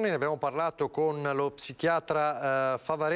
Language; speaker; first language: Italian; native; Italian